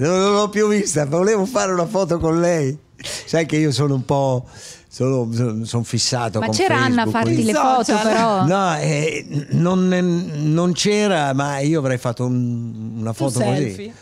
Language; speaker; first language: Italian; native; Italian